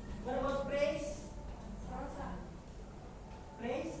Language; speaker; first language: English; non-native, local second language; Indonesian